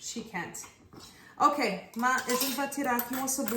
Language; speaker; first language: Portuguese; early bilingual, heritage; Portuguese